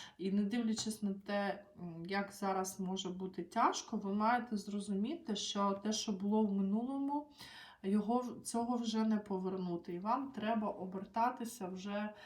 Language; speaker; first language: Ukrainian; non-native, local second language; Russian